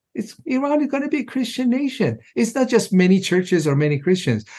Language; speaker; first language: English; non-native, fluent; Persian